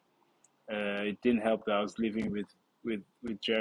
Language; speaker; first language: English; non-native, local second language; Yoruba